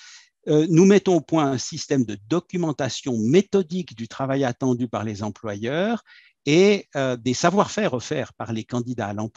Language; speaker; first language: French; native; French